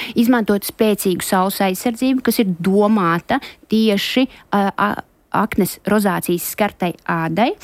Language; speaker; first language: Latvian; non-native, local second language; Russian